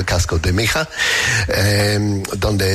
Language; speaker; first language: Spanish; non-native, learner; English